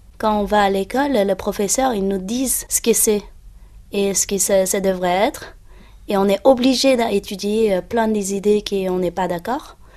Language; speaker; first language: French; non-native, fluent; Uyghur